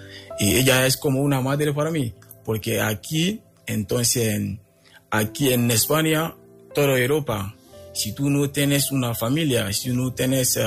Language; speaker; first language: Spanish; non-native, fluent; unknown